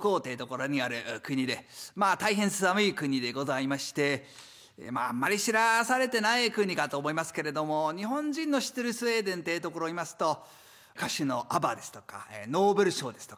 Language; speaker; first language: Japanese; non-native, fluent; Swedish